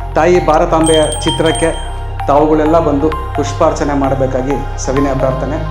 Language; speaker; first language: Kannada; native; Kannada